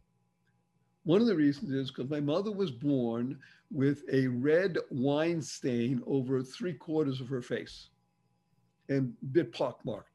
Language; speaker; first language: English; native; English